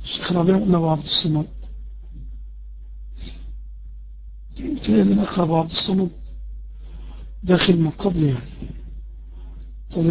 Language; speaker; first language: Arabic; native; Arabic